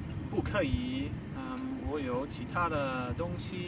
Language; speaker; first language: Chinese; non-native, learner; English